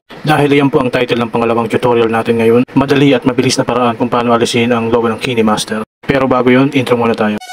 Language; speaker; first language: Filipino; native; Filipino